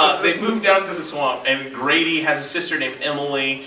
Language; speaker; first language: English; native; English